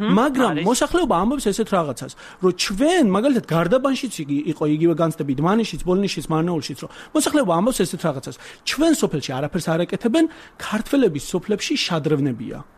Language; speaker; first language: Georgian; non-native, local second language; Azerbaijani